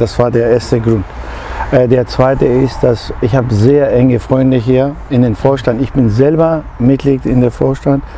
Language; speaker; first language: German; non-native, fluent; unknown